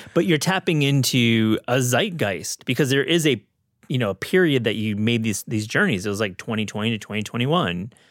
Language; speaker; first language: English; native; English